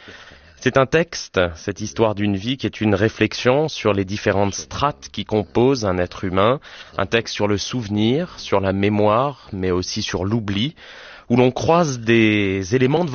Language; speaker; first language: French; native; French